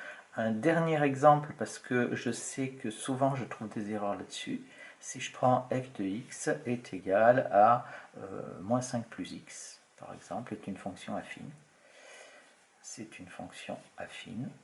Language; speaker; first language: French; native; French